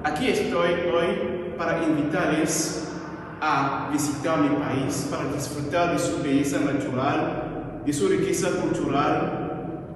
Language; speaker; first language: Spanish; non-native, learner; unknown